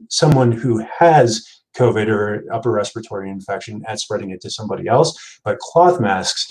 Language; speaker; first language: English; native; English